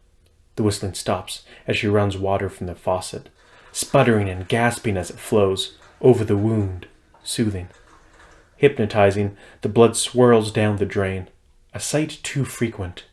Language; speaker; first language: English; native; English